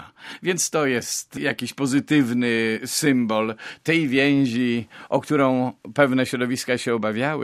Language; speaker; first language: Polish; native; Polish